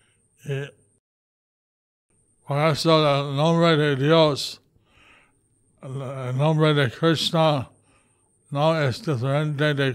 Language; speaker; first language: Spanish; non-native, learner; English